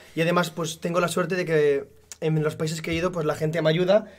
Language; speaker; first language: Spanish; native; Spanish